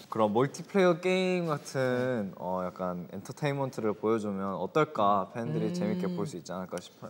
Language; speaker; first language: Korean; non-native, fluent; English